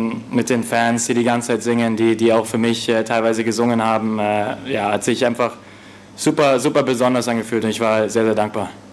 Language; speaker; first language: German; native; German